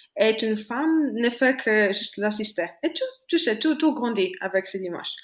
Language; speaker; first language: French; non-native, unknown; Polish